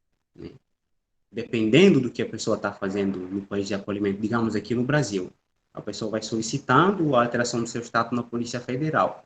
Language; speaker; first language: Portuguese; non-native, local second language; Upper Guinea Crioulo